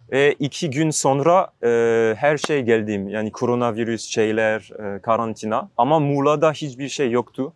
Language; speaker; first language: Turkish; non-native, learner; French